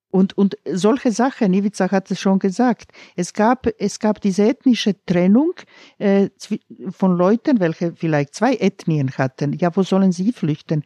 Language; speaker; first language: German; non-native, fluent; Croatian